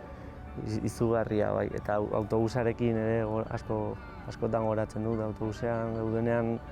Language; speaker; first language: Basque; non-native, local second language; Spanish